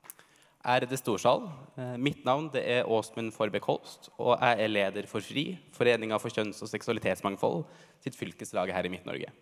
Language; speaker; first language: Norwegian; native; Norwegian